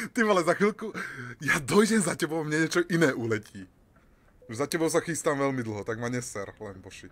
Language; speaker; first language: Slovak; non-native, local second language; Hungarian